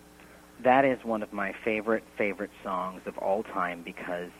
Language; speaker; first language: English; native; English